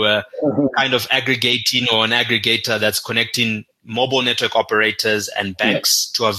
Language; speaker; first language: English; non-native, local second language; Shona